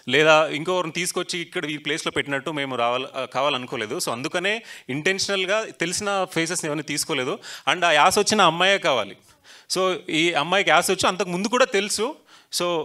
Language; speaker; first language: Telugu; native; Telugu